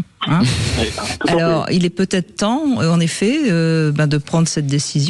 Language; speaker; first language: French; native; French